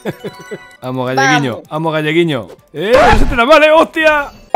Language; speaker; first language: Spanish; native; Spanish